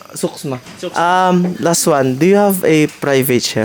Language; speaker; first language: English; non-native, local second language; Filipino